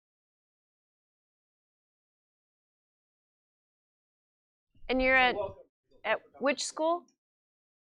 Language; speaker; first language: English; native; English